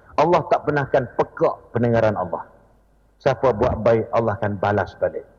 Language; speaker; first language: Malay; native; Malay